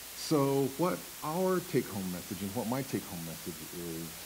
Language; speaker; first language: English; native; English